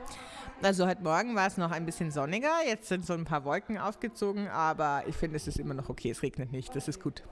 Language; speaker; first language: German; native; German